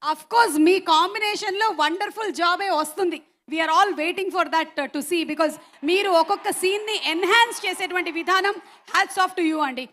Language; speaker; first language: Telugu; native; Telugu